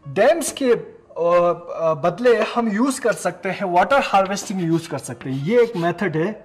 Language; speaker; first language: Hindi; non-native, local second language; Ladakhi